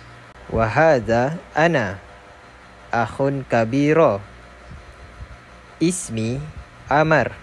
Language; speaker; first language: Arabic; non-native, learner; Malay